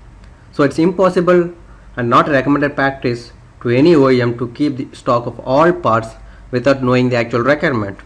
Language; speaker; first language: English; non-native, local second language; Tamil